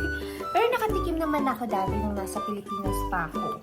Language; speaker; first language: Filipino; native; Filipino